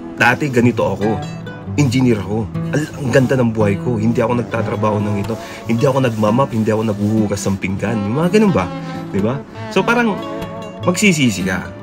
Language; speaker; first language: Filipino; native; Filipino